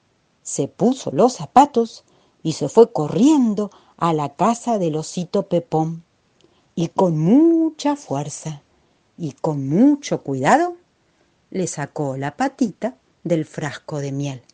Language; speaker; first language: Spanish; native; Spanish